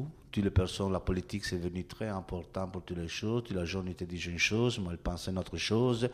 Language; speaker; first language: French; non-native, learner; Italian